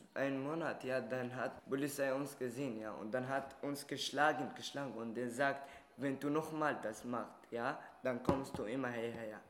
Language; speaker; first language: German; non-native, fluent; Arabic